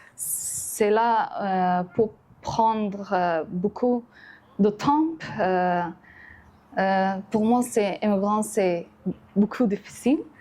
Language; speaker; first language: French; non-native, learner; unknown